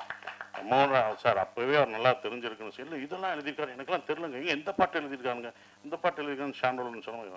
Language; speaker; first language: Tamil; native; Tamil